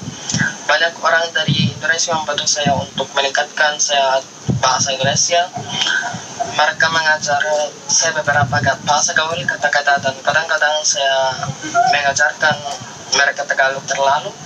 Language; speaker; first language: Indonesian; non-native, learner; Filipino